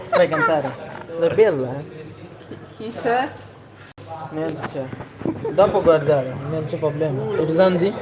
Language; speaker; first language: Italian; non-native, learner; Bangla